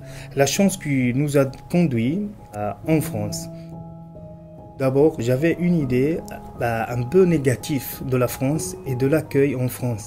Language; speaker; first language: French; non-native, fluent; Arabic